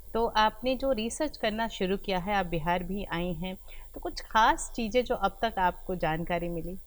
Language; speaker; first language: Hindi; native; Hindi